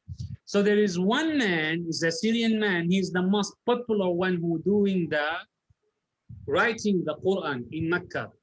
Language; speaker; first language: English; non-native, learner; Arabic